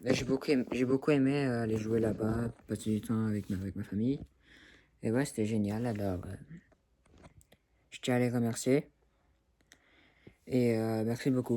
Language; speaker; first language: French; early bilingual, other home language; Spanish